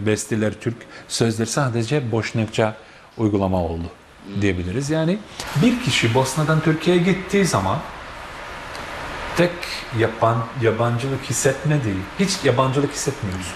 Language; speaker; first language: Turkish; non-native, fluent; Bosnian